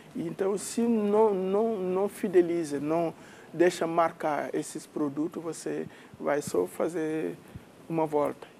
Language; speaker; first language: Portuguese; non-native, fluent; Wolof